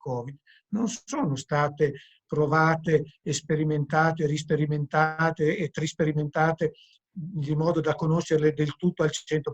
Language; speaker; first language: Italian; native; Italian